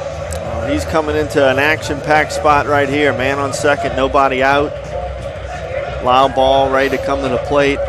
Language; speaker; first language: English; native; English